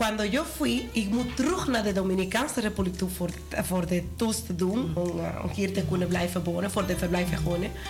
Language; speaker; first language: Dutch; non-native, learner; Spanish